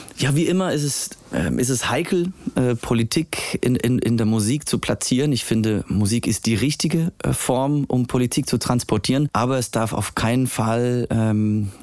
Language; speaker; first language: German; native; German